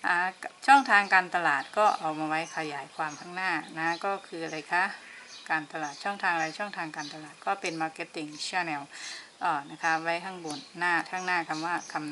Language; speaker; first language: Thai; native; Thai